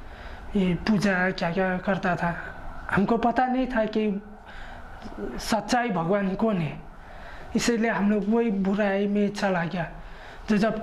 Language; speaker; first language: Hindi; non-native, local second language; Khasi